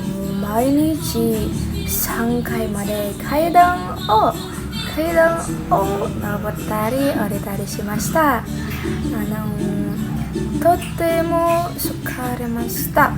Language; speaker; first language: Japanese; non-native, learner; Indonesian